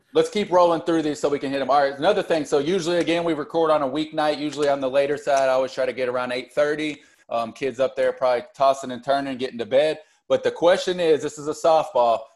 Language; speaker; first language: English; native; English